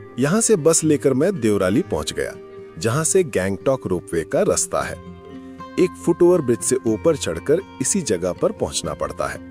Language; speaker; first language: Hindi; non-native, fluent; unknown